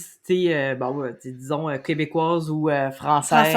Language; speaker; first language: French; native; French